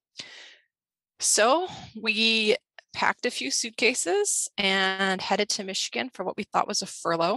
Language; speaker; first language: English; native; English